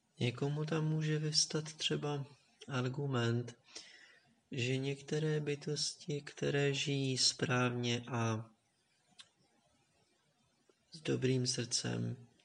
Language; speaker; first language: Czech; native; Czech